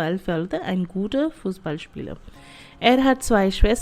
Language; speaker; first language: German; non-native, fluent; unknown